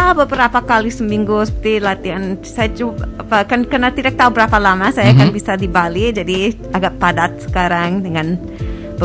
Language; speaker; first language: Indonesian; non-native, fluent; English